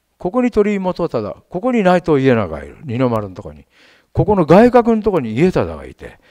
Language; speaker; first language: Japanese; native; Japanese